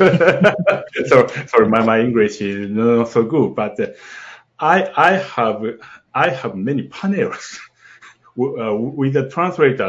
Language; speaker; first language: English; non-native, learner; Japanese